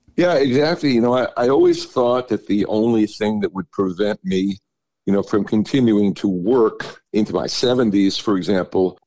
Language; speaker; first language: English; native; English